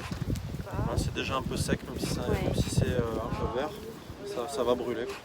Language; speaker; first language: French; native; French